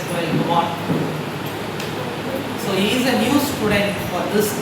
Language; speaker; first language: English; non-native, local second language; Tamil